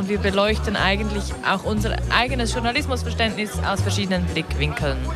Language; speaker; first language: German; native; German